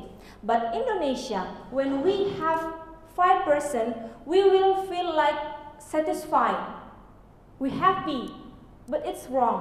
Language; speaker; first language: English; non-native, learner; Indonesian